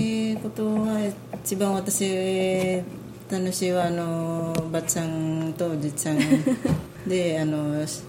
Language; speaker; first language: Japanese; non-native, learner; Filipino